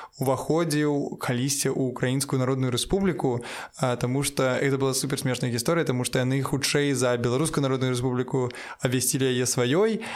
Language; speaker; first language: Belarusian; non-native, local second language; Russian